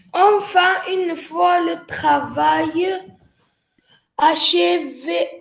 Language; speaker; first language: French; non-native, learner; Arabic